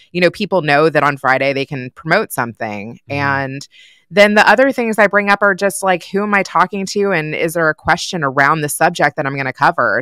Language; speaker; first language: English; native; English